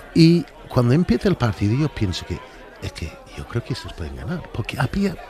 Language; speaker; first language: Spanish; non-native, fluent; English